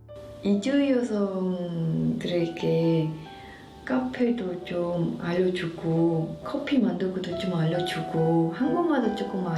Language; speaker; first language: Korean; non-native, learner; Khmer